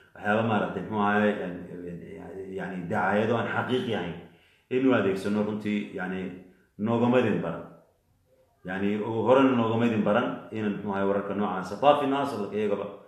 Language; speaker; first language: Somali; native; Somali